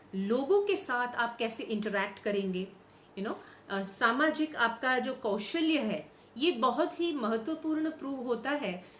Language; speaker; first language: Hindi; non-native, local second language; Gujarati